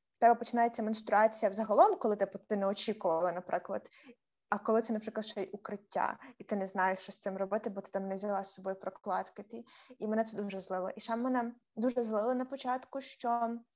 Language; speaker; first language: Ukrainian; native; Ukrainian